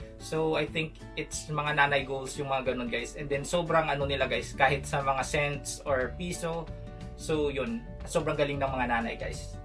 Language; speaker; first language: Filipino; non-native, local second language; Hiligaynon